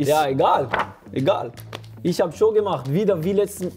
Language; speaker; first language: German; non-native, learner; Spanish